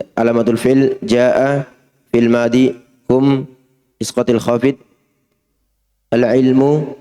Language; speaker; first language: Arabic; non-native, learner; Indonesian